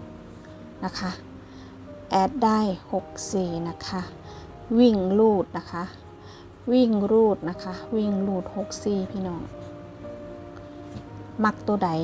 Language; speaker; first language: Thai; non-native, local second language; Northeastern Thai